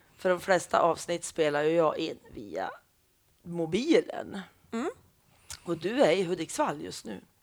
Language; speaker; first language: Swedish; native; Swedish